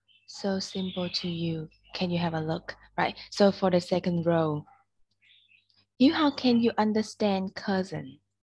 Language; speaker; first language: English; non-native, fluent; Vietnamese